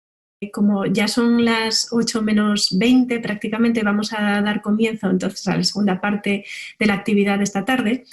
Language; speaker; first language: Spanish; native; Spanish